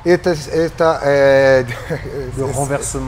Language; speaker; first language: French; native; French